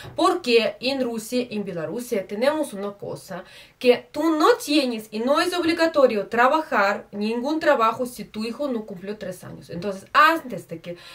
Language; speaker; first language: Spanish; non-native, fluent; Russian